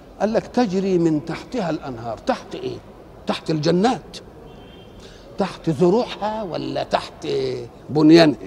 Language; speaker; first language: Arabic; native; Arabic